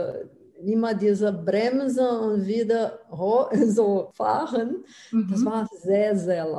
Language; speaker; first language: German; non-native, fluent; Portuguese